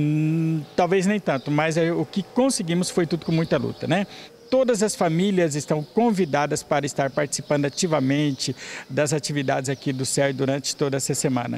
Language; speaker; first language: Portuguese; native; Portuguese